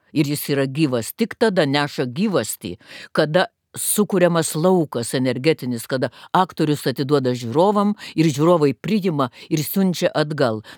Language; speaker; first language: Lithuanian; native; Lithuanian